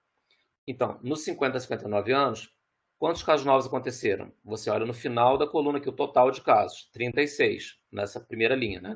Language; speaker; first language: Portuguese; native; Portuguese